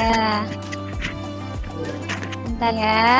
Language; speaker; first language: Indonesian; native; Indonesian